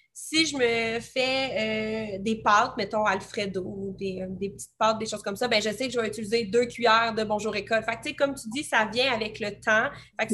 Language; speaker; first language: French; native; French